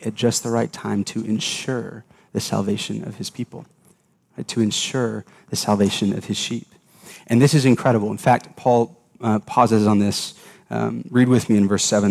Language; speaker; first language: English; native; English